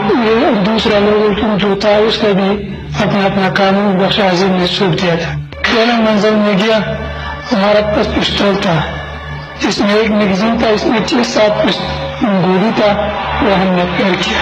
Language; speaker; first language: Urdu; non-native, local second language; Pashto